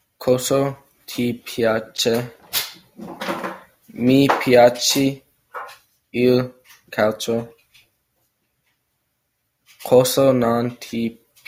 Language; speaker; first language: Italian; non-native, learner; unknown